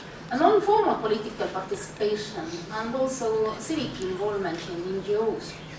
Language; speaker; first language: English; non-native, fluent; Estonian